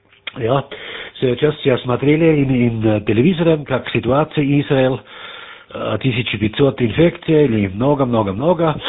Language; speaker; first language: Russian; non-native, learner; German